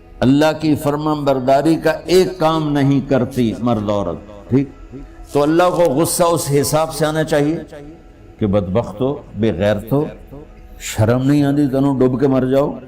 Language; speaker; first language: Urdu; non-native, local second language; Punjabi